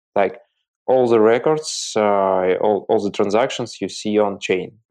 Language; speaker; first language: English; non-native, learner; Russian